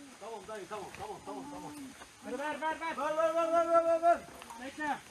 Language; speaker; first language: Turkish; native; Turkish